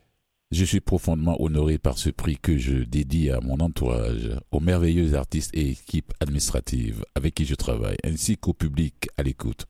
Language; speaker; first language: French; native; French